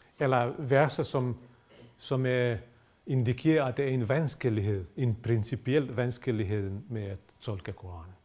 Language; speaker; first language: Danish; non-native, fluent; Bosnian